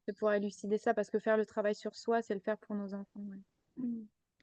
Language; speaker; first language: French; native; French